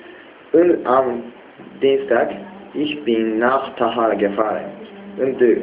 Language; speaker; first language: German; non-native, learner; Japanese